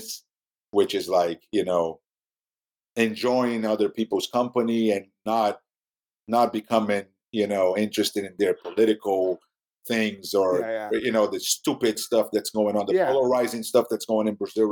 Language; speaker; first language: English; non-native, fluent; Portuguese